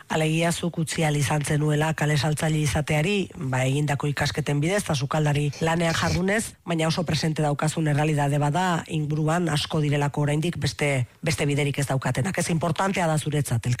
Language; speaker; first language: Basque; native; Basque